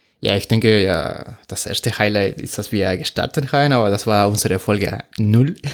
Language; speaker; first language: German; non-native, fluent; Spanish